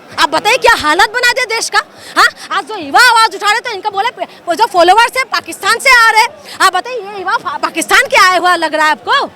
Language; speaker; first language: Hindi; non-native, local second language; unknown